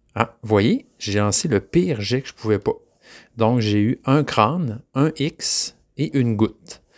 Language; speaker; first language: French; native; French